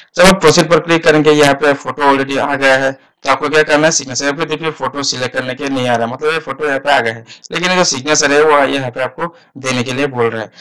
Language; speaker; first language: Hindi; non-native, local second language; Assamese